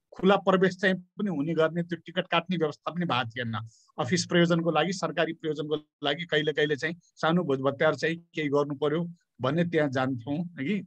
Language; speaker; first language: Nepali; native; Nepali